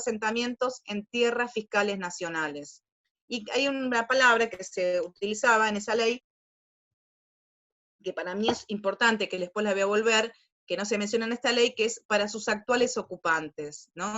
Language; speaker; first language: Spanish; native; Spanish